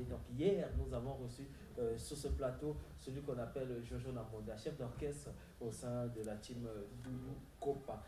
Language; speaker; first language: French; non-native, local second language; Lingala